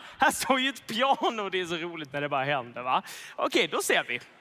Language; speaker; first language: Swedish; native; Swedish